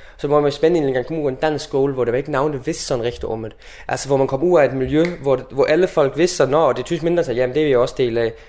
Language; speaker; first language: Danish; native; Danish